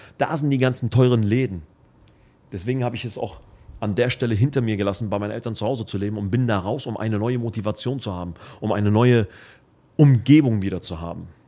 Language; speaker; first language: German; early bilingual, other home language; Arabic